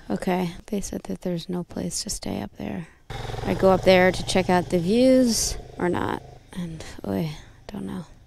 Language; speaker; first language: English; native; English